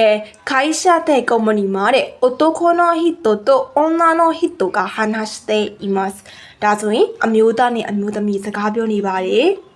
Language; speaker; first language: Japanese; non-native, fluent; Burmese